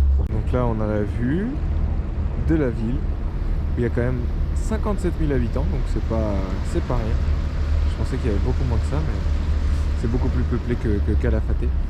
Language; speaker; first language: French; native; French